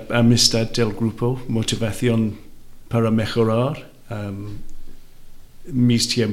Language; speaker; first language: Spanish; non-native, learner; Welsh